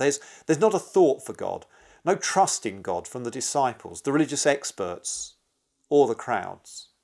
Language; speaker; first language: English; native; English